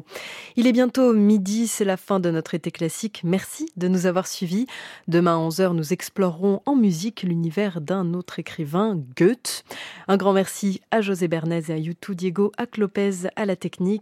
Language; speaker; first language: French; native; French